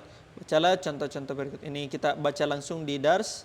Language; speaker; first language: Indonesian; native; Indonesian